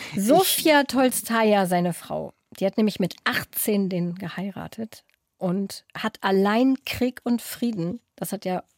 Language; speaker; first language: German; native; German